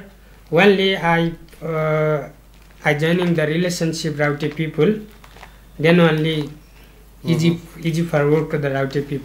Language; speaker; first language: English; non-native, learner; Nepali